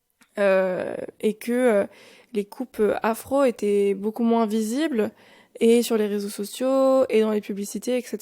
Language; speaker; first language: French; native; French